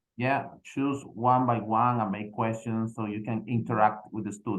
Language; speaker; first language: English; non-native, fluent; Spanish